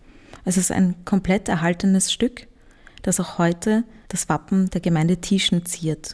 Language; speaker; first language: German; native; German